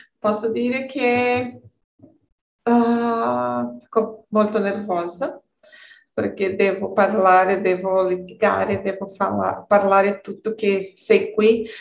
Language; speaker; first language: Italian; non-native, learner; Portuguese